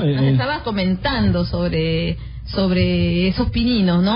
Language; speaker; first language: Spanish; native; Spanish